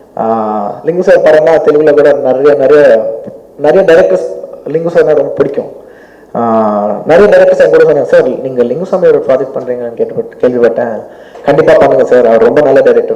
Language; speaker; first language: Tamil; non-native, local second language; Telugu